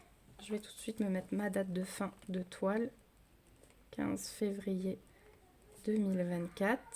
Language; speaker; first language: French; native; French